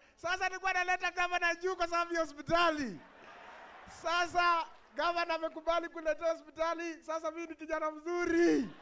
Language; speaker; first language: Swahili; non-native, local second language; Luyia